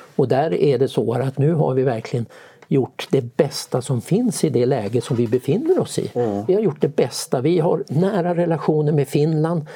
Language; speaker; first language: Swedish; native; Swedish